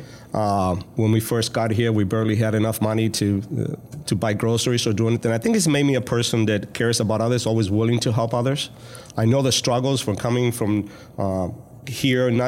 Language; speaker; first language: English; early bilingual, other home language; Spanish